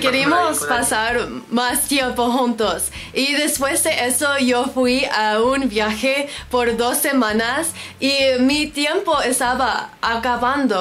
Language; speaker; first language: Spanish; non-native, learner; English